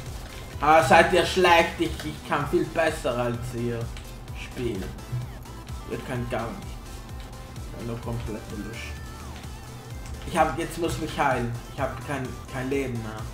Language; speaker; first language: German; non-native, learner; Italian